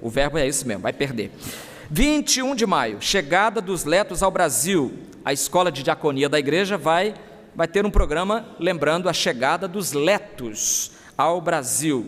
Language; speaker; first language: Portuguese; native; Portuguese